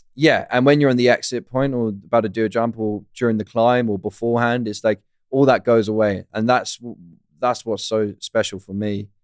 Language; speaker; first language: English; native; English